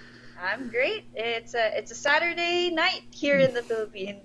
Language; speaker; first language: English; non-native, local second language; Filipino